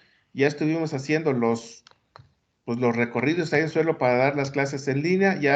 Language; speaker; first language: Spanish; native; Spanish